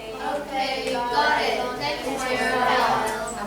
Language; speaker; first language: English; non-native, learner; Indonesian